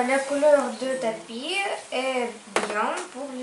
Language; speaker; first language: French; non-native, learner; Ukrainian